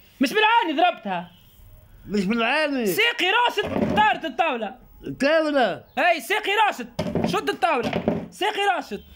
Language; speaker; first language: Arabic; native; Arabic